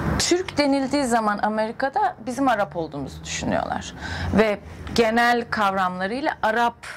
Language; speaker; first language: Turkish; native; Turkish